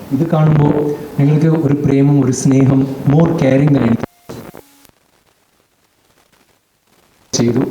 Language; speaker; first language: Malayalam; non-native, local second language; Tamil